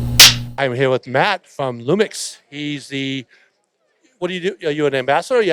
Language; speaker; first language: English; native; English